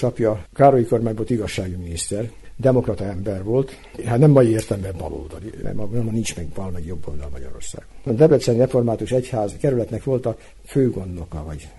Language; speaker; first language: Hungarian; native; Hungarian